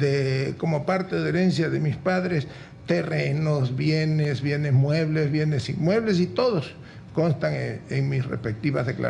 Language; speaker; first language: Spanish; native; Spanish